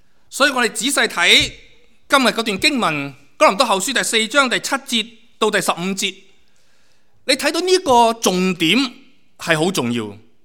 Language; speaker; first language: Cantonese; native; Cantonese